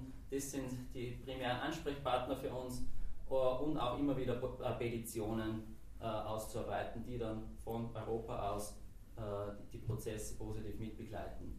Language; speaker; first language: German; native; German